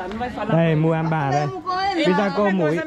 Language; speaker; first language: Vietnamese; native; Vietnamese